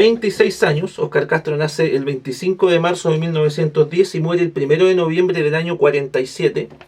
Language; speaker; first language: Spanish; native; Spanish